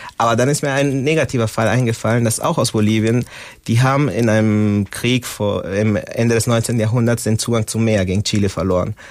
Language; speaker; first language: German; non-native, fluent; Spanish